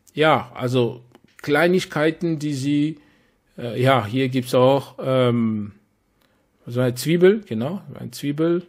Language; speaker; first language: German; non-native, fluent; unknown